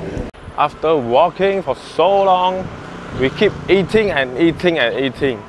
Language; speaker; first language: English; non-native, local second language; Chinese